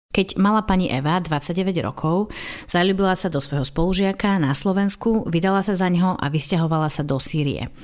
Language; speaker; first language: Slovak; native; Slovak